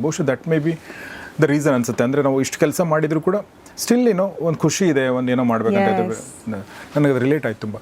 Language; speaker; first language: Kannada; native; Kannada